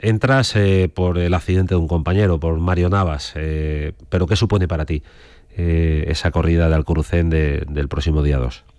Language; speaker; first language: Spanish; native; Spanish